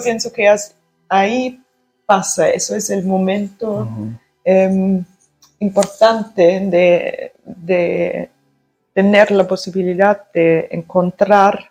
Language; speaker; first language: Spanish; early bilingual, heritage; German